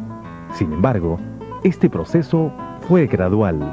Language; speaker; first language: Spanish; native; Spanish